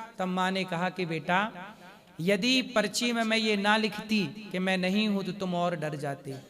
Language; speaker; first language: Hindi; native; Hindi